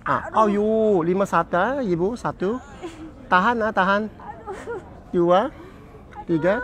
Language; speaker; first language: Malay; non-native, local second language; Chinese